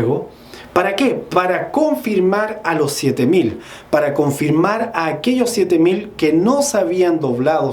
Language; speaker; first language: Spanish; native; Spanish